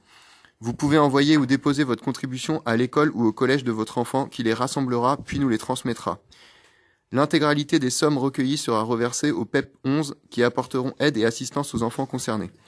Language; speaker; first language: French; native; French